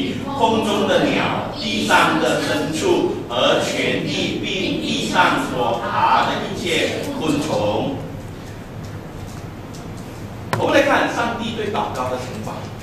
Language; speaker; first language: Chinese; native; Chinese